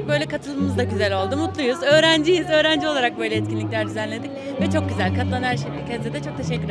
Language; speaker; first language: Turkish; native; Turkish